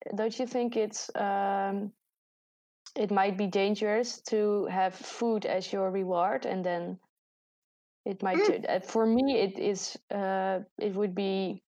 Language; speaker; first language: English; non-native, fluent; Dutch